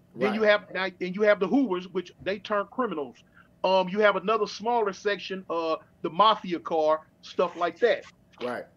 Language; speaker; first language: English; native; English